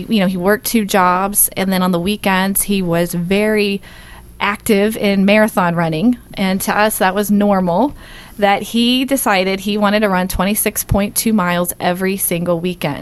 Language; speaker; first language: English; native; English